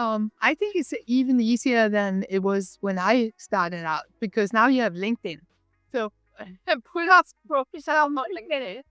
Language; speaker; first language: English; non-native, fluent; Danish